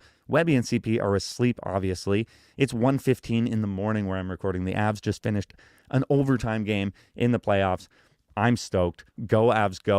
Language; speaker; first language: English; native; English